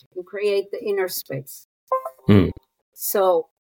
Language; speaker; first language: English; non-native, fluent; Hebrew